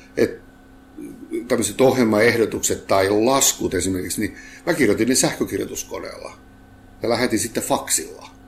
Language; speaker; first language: Finnish; native; Finnish